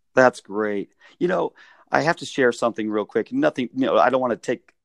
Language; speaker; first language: English; native; English